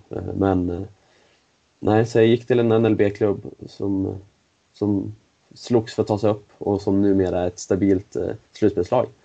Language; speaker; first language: Swedish; native; Swedish